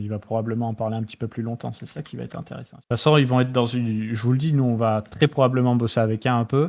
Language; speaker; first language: French; native; French